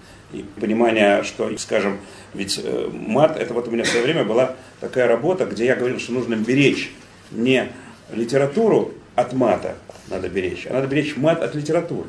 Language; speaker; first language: Russian; native; Russian